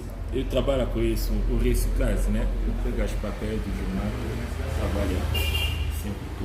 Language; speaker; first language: Portuguese; non-native, learner; Luba-Lulua